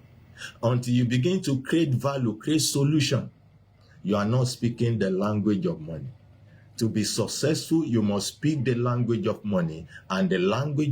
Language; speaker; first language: English; non-native, local second language; Yoruba